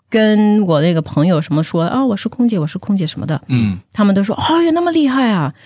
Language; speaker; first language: Chinese; early bilingual, other home language; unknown